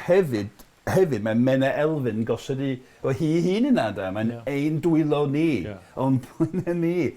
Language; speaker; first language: Welsh; non-native, fluent; English